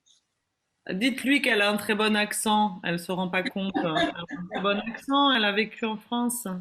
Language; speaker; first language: French; native; French